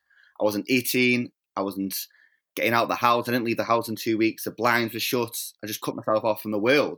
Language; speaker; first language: English; native; English